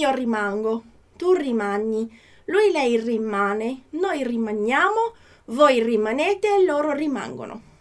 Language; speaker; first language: Italian; non-native, fluent; Portuguese